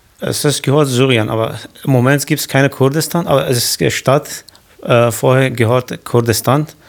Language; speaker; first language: German; non-native, learner; Kurdish